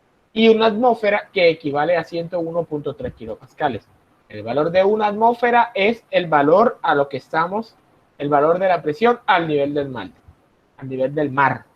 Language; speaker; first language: Spanish; native; Spanish